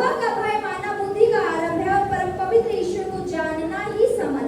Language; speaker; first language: Hindi; native; Hindi